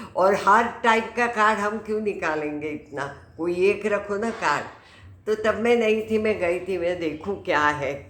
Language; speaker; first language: Hindi; non-native, local second language; Marathi